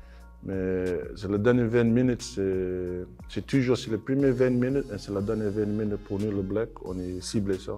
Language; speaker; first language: French; non-native, learner; English